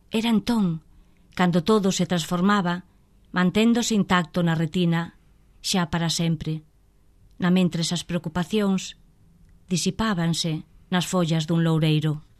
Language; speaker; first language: Galician; non-native, local second language; Spanish